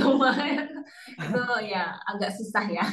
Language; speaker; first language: Indonesian; native; Indonesian